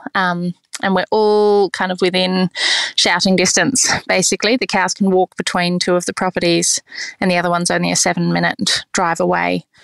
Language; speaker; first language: English; native; English